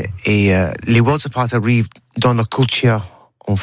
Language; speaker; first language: French; non-native, learner; English